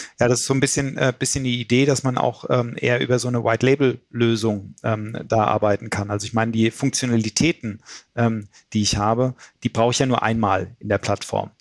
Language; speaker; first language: German; native; German